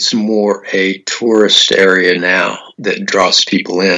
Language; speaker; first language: English; native; English